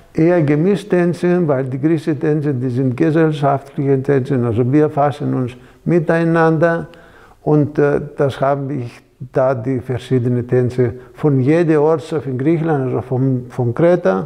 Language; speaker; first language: German; non-native, fluent; Greek